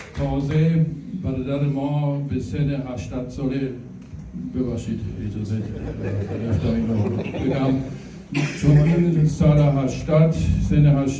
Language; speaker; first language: Persian; non-native, fluent; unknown